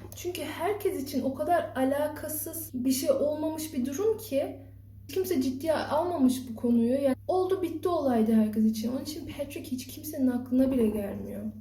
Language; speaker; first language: Turkish; early bilingual, heritage; Turkish